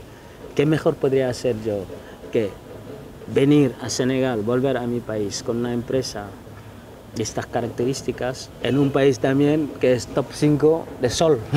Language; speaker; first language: Spanish; non-native, fluent; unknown